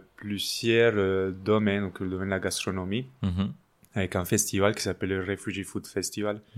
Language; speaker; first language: French; non-native, fluent; Spanish